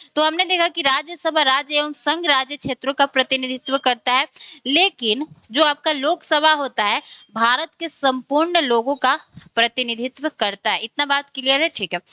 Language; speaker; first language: Hindi; native; Hindi